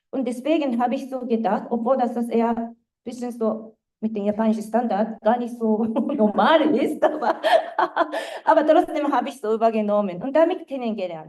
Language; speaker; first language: German; non-native, fluent; Japanese